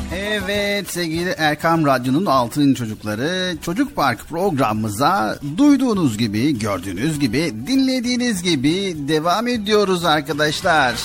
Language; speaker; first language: Turkish; native; Turkish